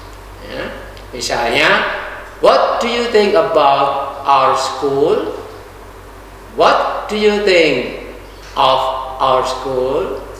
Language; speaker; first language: English; non-native, fluent; Indonesian